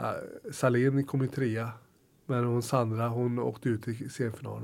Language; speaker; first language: Swedish; native; Swedish